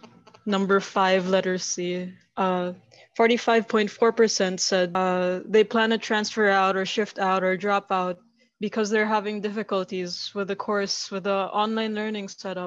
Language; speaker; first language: English; non-native, local second language; Filipino